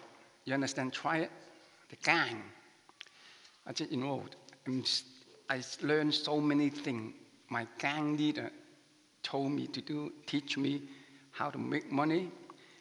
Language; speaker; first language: English; non-native, learner; Chinese